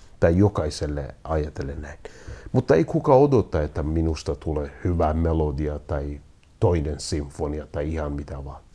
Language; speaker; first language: Finnish; non-native, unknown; Kurdish